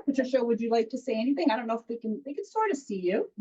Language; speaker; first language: English; native; English